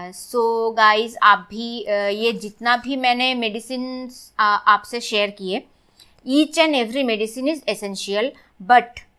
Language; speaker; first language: Hindi; non-native, local second language; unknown